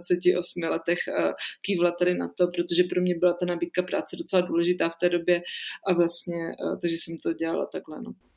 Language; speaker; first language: Czech; native; Czech